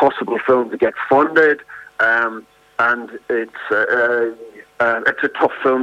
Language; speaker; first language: English; native; English